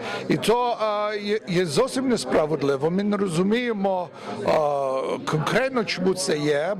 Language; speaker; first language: Ukrainian; early bilingual, heritage; Ukrainian